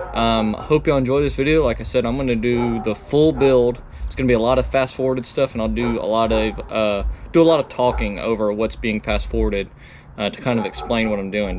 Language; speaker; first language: English; native; English